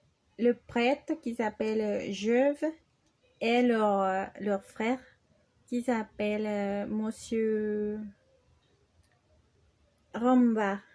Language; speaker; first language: French; non-native, learner; Spanish